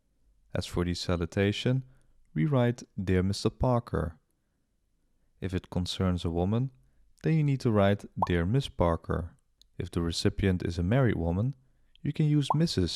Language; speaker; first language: English; non-native, fluent; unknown